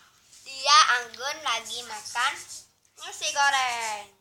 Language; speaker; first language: Indonesian; non-native, local second language; Javanese